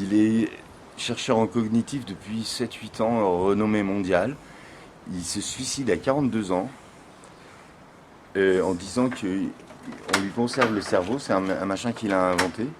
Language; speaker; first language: French; native; French